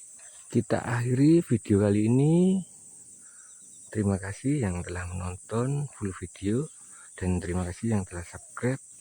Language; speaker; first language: Indonesian; non-native, local second language; Javanese